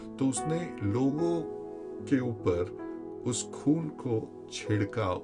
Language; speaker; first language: Hindi; non-native, local second language; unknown